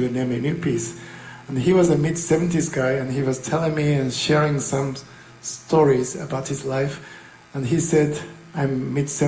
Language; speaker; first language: English; non-native, fluent; Japanese